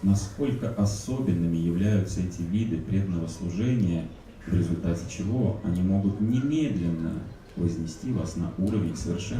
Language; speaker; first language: Russian; native; Russian